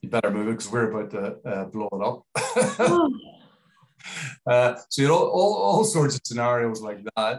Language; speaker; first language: English; native; English